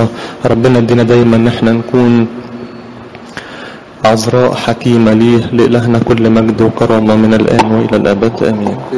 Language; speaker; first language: Arabic; native; Arabic